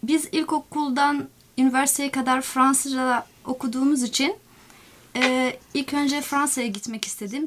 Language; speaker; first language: Turkish; non-native, fluent; Somali